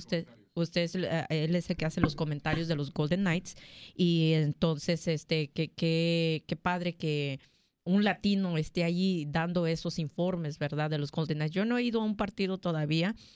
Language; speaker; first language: Spanish; early bilingual, heritage; Spanish